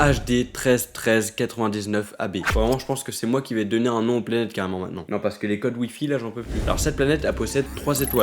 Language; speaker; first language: French; native; French